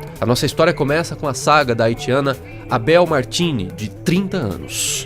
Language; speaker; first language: Portuguese; native; Portuguese